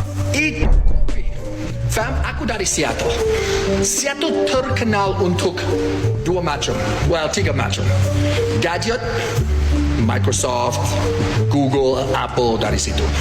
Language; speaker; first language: Indonesian; non-native, fluent; English